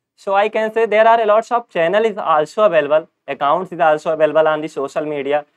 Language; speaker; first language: English; non-native, local second language; Hindi